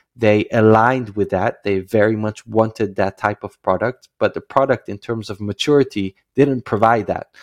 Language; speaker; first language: English; non-native, fluent; Dutch